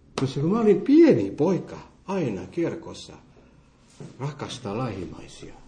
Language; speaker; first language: Finnish; non-native, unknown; Morisyen